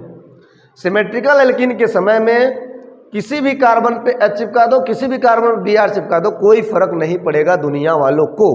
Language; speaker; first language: Hindi; native; Hindi